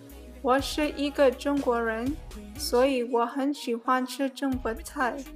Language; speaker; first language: Chinese; early bilingual, heritage; Chinese